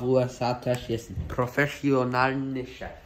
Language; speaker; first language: Polish; early bilingual, heritage; Polish